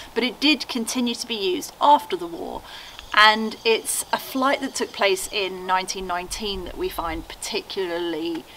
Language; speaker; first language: English; native; English